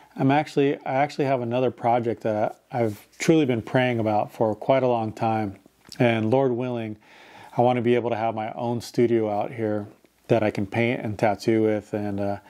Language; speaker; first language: English; native; English